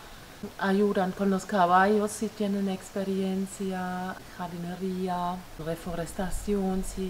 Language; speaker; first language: Spanish; non-native, fluent; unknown